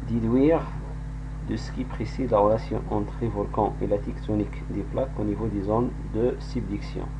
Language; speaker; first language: French; non-native, local second language; Arabic